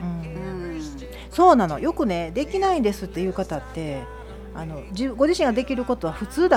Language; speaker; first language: Japanese; native; Japanese